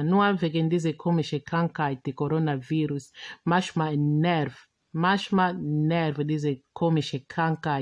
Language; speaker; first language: German; non-native, learner; Portuguese